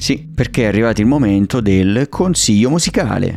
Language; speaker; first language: Italian; native; Italian